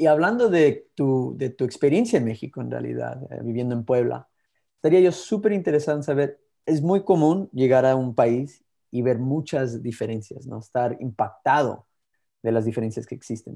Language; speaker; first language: Spanish; early bilingual, heritage; Spanish